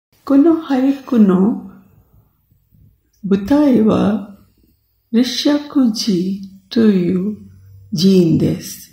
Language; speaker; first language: Japanese; non-native, fluent; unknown